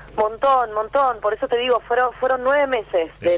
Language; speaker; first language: Spanish; native; Spanish